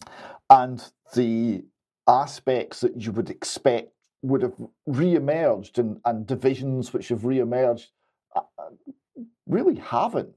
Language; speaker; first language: English; native; English